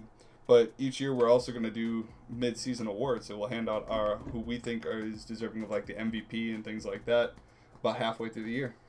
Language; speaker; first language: English; native; English